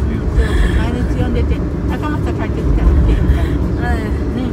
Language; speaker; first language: Japanese; native; Japanese